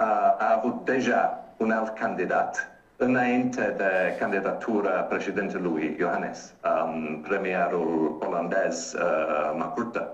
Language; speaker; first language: Romanian; non-native, learner; English